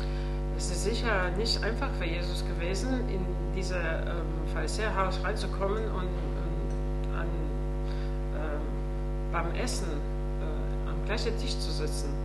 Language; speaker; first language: German; non-native, fluent; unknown